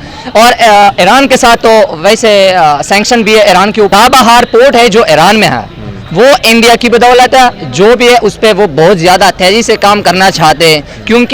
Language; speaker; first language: Hindi; non-native, local second language; Pashto